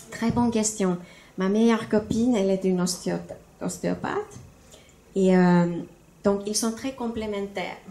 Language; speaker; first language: French; non-native, fluent; Finnish